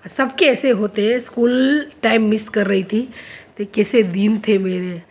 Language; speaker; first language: Hindi; non-native, local second language; Gujarati